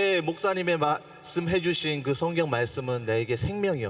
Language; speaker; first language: Korean; early bilingual, heritage; Korean